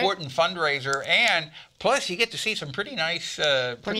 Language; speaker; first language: English; native; English